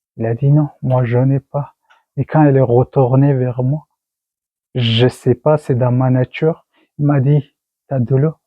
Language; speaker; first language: French; non-native, learner; Persian